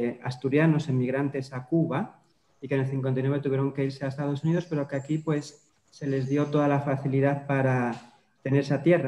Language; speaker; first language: Spanish; native; Spanish